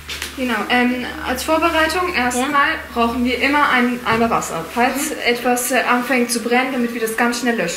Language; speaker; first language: German; native; German